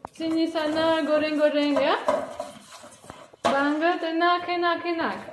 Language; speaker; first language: Indonesian; non-native, learner; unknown